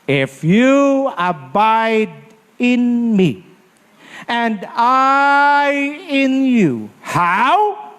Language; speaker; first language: English; non-native, local second language; Filipino